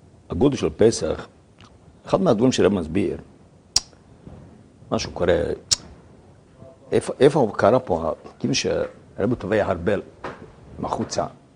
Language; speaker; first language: Hebrew; non-native, fluent; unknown